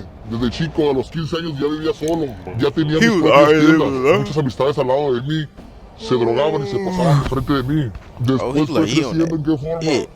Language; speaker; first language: Spanish; native; Spanish